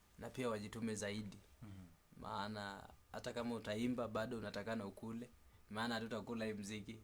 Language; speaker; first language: Swahili; non-native, local second language; Kikuyu